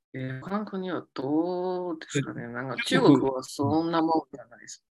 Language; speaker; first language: Japanese; non-native, fluent; Chinese